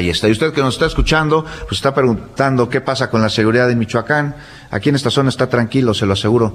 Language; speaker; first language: Spanish; native; Spanish